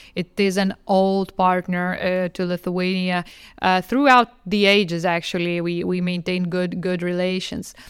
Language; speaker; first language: English; non-native, fluent; Lithuanian